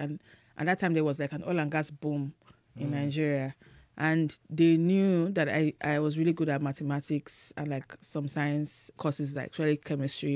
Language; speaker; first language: English; non-native, local second language; Yoruba